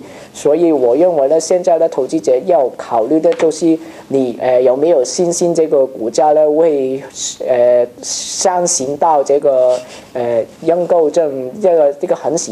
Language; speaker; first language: Chinese; non-native, local second language; Cantonese